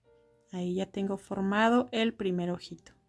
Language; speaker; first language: Spanish; native; Spanish